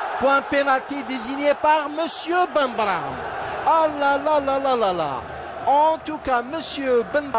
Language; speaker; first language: French; non-native, local second language; Arabic